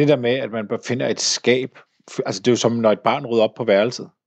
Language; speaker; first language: Danish; native; Danish